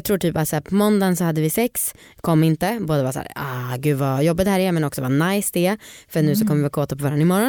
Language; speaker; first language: Swedish; native; Swedish